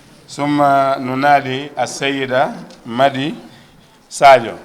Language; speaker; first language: Arabic; non-native, fluent; Wolof